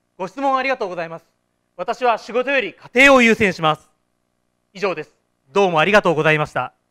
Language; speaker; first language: Japanese; native; Japanese